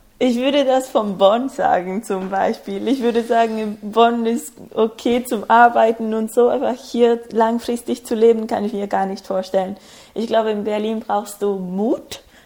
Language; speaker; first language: German; non-native, fluent; Spanish